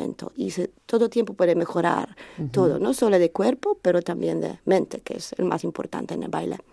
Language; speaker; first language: Spanish; non-native, learner; Polish